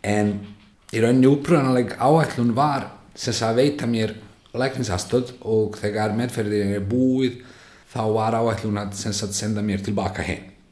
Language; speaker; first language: Icelandic; non-native, fluent; Bosnian